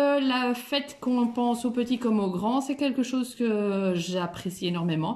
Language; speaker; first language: French; native; French